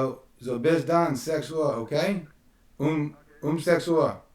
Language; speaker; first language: German; non-native, learner; English